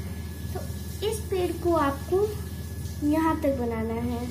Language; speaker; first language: Hindi; native; Hindi